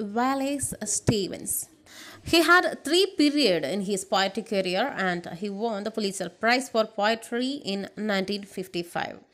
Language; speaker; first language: English; non-native, local second language; Malayalam